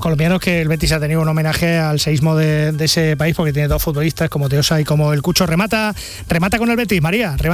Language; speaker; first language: Spanish; native; Spanish